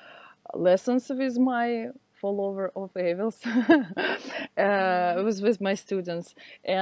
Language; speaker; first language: English; non-native, learner; Russian